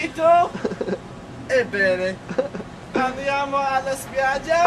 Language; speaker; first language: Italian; non-native, learner; English